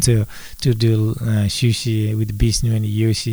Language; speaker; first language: English; non-native, local second language; Nepali